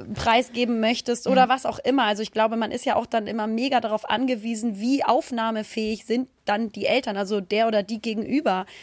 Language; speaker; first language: German; native; German